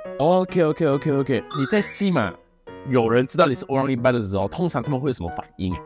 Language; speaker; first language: Chinese; native; Chinese